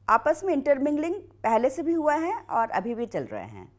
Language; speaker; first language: Hindi; native; Hindi